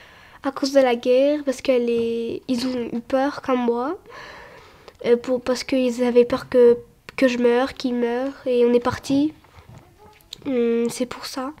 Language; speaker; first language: French; early bilingual, other home language; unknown